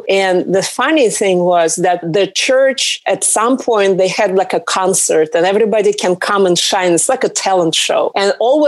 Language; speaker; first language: English; non-native, fluent; Russian